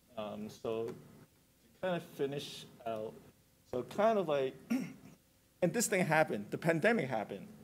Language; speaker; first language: English; non-native, local second language; Cantonese